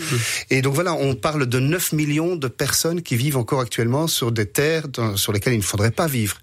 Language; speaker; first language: French; native; French